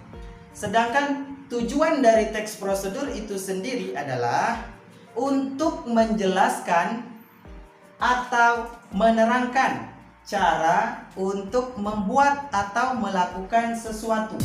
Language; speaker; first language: Indonesian; native; Indonesian